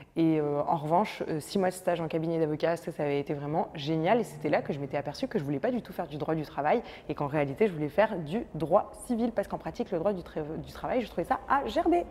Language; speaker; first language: French; native; French